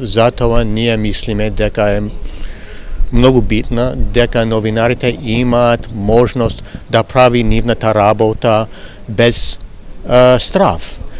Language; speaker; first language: Macedonian; non-native, fluent; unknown